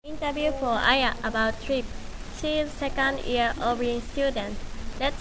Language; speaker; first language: English; non-native, learner; Japanese